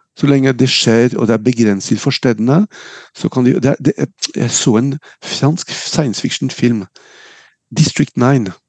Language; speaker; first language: Norwegian; non-native, fluent; French